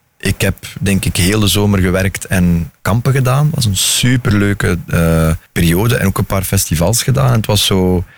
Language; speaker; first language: Dutch; native; Dutch